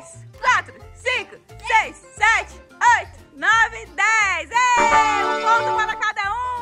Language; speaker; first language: Portuguese; native; Portuguese